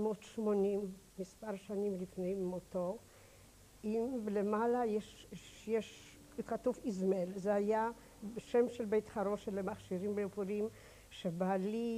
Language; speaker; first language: Hebrew; non-native, fluent; Polish